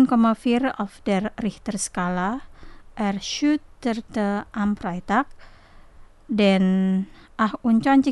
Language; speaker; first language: German; non-native, fluent; Indonesian